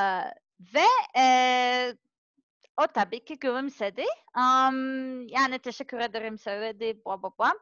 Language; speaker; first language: Turkish; non-native, learner; Serbian